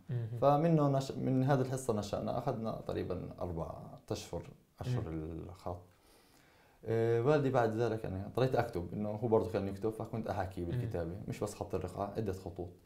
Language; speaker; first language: Arabic; native; Arabic